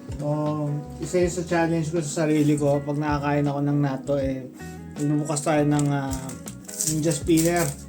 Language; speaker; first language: Filipino; native; Filipino